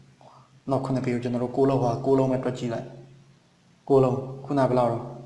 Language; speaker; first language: Burmese; native; Burmese